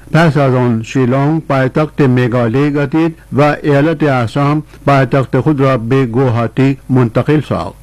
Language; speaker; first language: Persian; non-native, fluent; Urdu